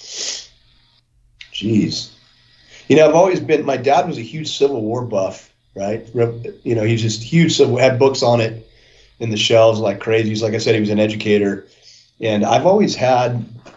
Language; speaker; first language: English; native; English